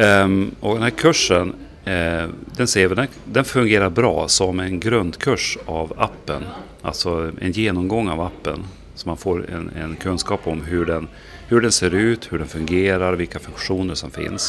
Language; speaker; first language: Swedish; native; Swedish